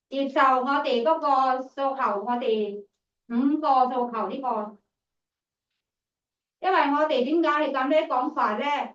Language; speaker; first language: Cantonese; non-native, fluent; Thai